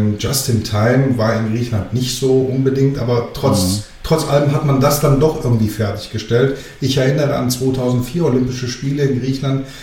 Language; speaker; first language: German; early bilingual, other home language; Greek